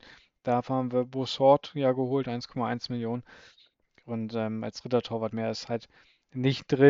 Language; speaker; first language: German; native; German